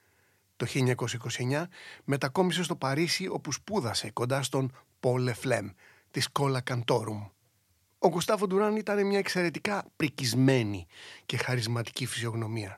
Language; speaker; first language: Greek; native; Greek